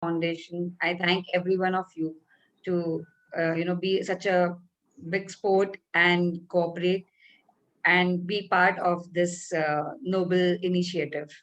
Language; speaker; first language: English; non-native, local second language; Marathi